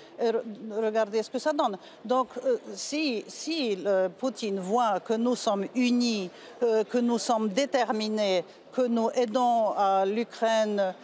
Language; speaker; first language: French; non-native, fluent; Polish